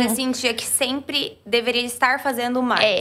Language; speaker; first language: Portuguese; native; Portuguese